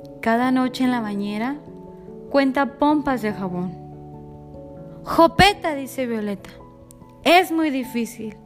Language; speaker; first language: Spanish; native; Spanish